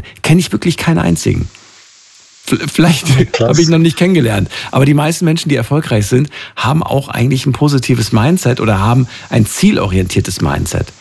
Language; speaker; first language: German; native; German